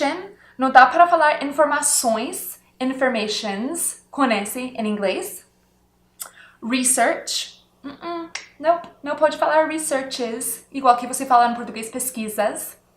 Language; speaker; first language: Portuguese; non-native, fluent; English